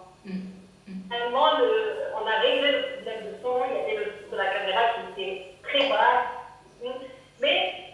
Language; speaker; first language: French; non-native, fluent; Arabic